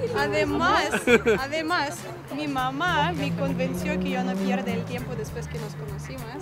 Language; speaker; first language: Spanish; non-native, fluent; Russian